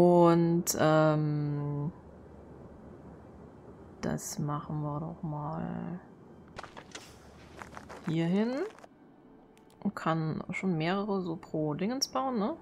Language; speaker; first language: German; native; German